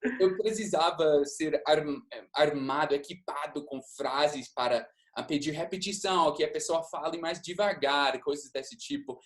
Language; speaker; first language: Portuguese; non-native, fluent; English